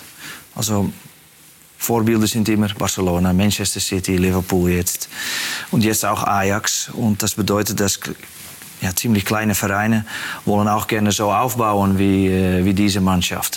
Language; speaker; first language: German; non-native, fluent; Dutch